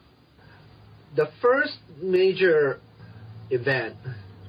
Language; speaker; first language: English; early bilingual, other home language; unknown